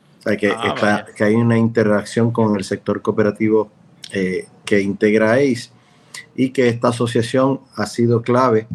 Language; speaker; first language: Spanish; native; Spanish